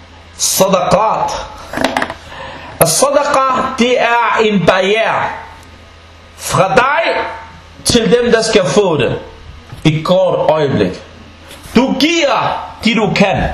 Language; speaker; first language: Danish; non-native, fluent; Arabic